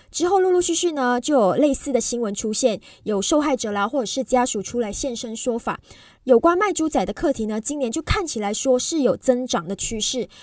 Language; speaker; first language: Chinese; native; Chinese